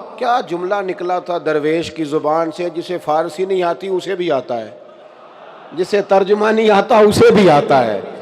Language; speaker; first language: Urdu; non-native, local second language; Punjabi